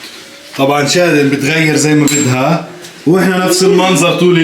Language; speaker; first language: Arabic; native; Arabic